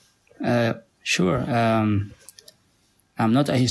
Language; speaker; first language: English; non-native, local second language; Somali